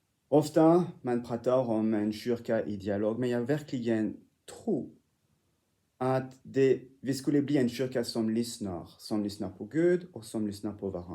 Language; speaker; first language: Swedish; non-native, fluent; French